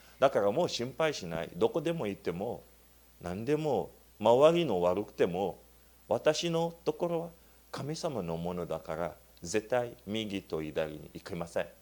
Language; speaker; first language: Japanese; non-native, learner; Luba-Lulua